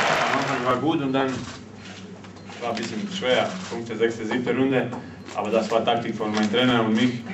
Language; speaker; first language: German; non-native, learner; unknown